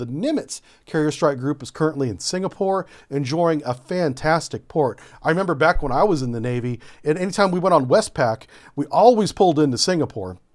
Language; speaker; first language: English; native; English